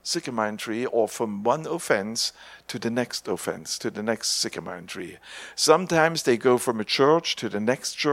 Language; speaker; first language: English; non-native, fluent; German